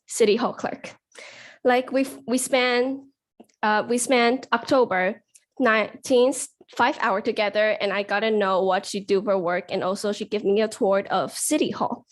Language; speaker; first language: English; non-native, learner; Chinese